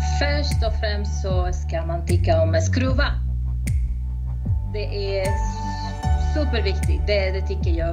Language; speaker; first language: Swedish; non-native, fluent; Spanish